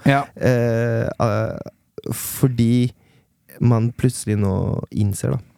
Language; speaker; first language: Norwegian; early bilingual, other home language; Persian